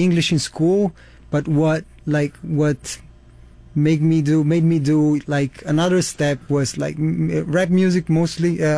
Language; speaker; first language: English; non-native, fluent; Italian